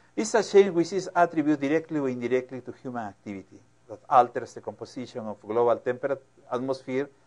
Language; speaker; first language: English; non-native, fluent; Spanish